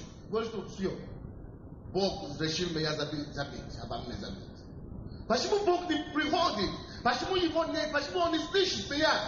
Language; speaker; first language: Russian; non-native, fluent; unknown